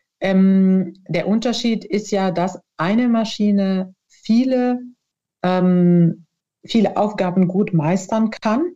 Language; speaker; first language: German; non-native, fluent; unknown